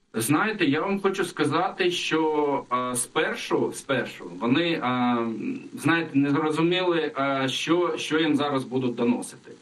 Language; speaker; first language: Ukrainian; non-native, local second language; Russian